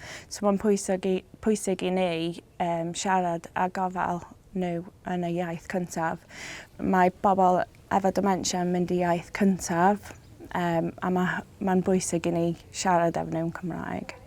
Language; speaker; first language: Welsh; non-native, learner; English